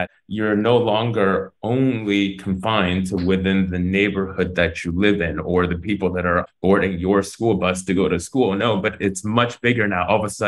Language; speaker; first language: English; native; English